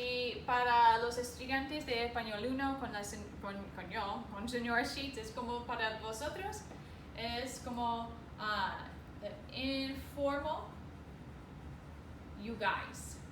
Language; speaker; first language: Spanish; non-native, fluent; English